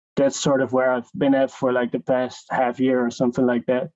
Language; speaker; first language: English; non-native, fluent; Dutch